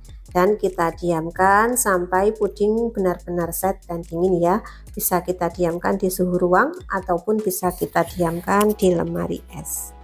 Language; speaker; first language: Indonesian; native; Indonesian